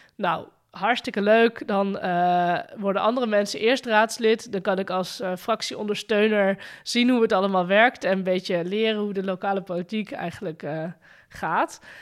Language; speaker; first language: Dutch; native; Dutch